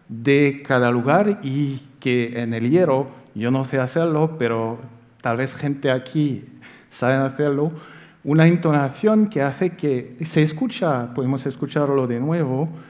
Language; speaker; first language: Spanish; non-native, fluent; French